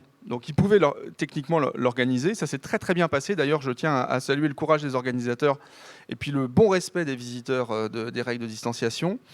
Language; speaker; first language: French; native; French